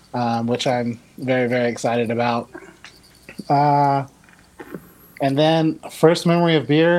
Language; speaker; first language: English; native; English